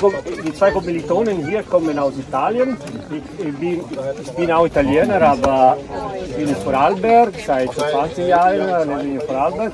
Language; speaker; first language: German; non-native, fluent; Italian